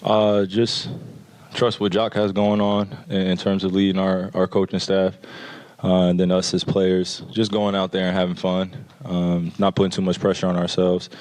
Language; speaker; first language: English; native; English